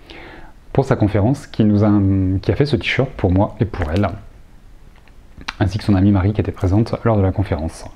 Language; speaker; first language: French; native; French